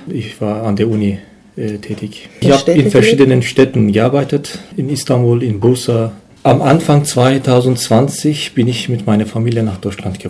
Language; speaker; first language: German; non-native, learner; Turkish